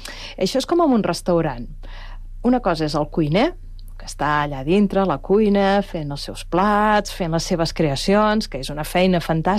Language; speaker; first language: Catalan; native; Catalan